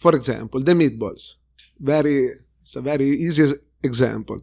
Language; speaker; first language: English; non-native, fluent; Italian